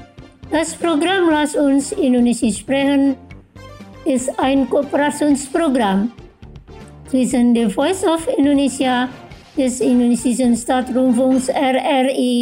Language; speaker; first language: German; non-native, local second language; Indonesian